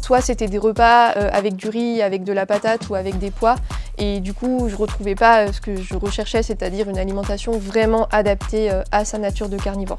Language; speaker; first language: French; native; French